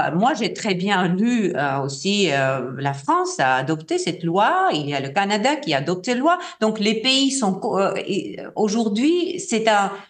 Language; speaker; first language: French; non-native, fluent; Georgian